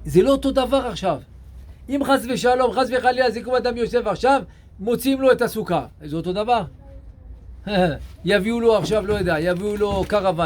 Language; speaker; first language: Hebrew; non-native, fluent; French